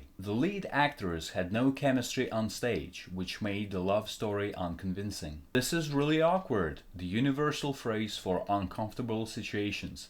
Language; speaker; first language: English; non-native, fluent; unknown